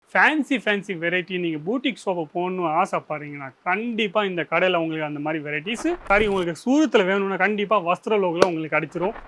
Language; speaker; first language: Tamil; native; Tamil